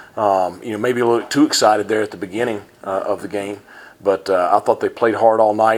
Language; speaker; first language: English; native; English